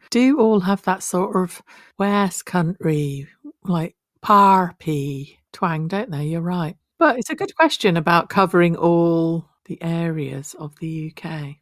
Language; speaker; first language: English; native; English